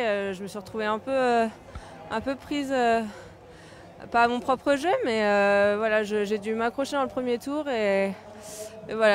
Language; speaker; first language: French; native; French